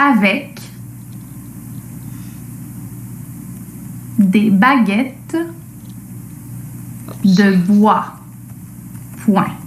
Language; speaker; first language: French; native; French